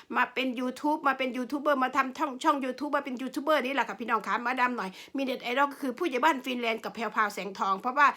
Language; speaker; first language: Thai; non-native, local second language; Northeastern Thai